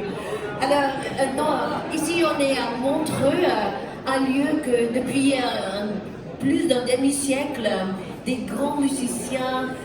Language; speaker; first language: French; non-native, local second language; German